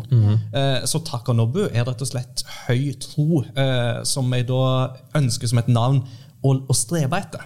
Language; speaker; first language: Norwegian; native; Norwegian